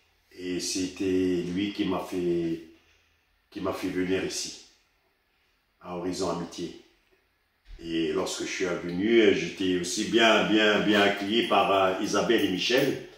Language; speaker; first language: French; early bilingual, other home language; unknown